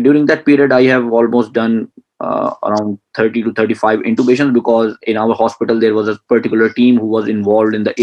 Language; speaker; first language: English; non-native, local second language; Punjabi